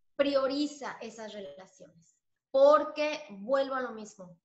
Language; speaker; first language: Spanish; native; Spanish